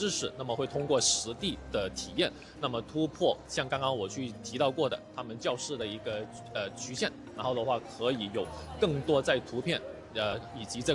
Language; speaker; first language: Chinese; non-native, local second language; Cantonese